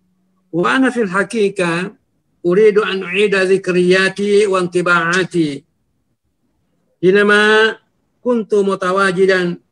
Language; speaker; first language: Arabic; non-native, fluent; Indonesian